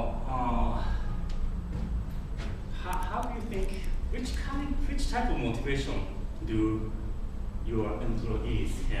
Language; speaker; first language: English; non-native, fluent; Japanese